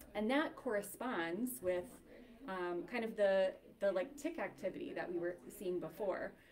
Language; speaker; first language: English; native; English